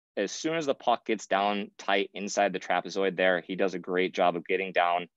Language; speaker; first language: English; native; English